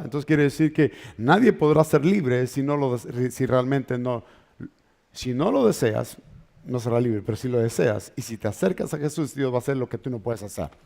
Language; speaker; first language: Spanish; native; Spanish